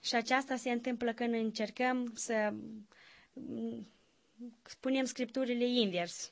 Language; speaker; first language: Romanian; native; Romanian